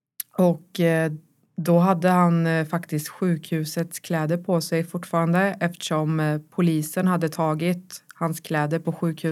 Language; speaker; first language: Swedish; native; Swedish